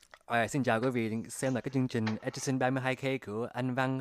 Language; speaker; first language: Vietnamese; early bilingual, heritage; Vietnamese